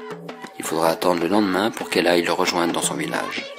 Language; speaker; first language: French; native; French